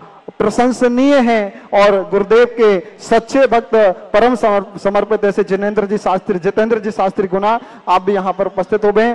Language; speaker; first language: Hindi; native; Hindi